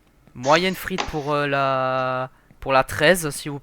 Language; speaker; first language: French; native; French